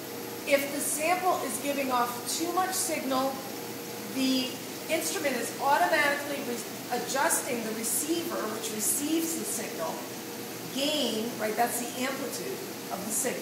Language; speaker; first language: English; native; English